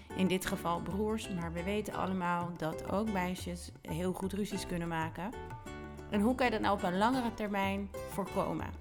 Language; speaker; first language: Dutch; native; Dutch